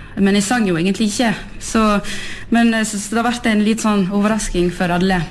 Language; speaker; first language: Norwegian; non-native, fluent; French